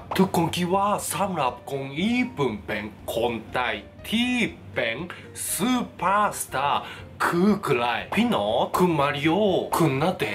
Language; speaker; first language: Thai; non-native, learner; Japanese